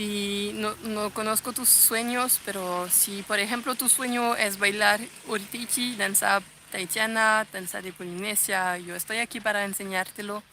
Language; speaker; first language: Spanish; non-native, fluent; French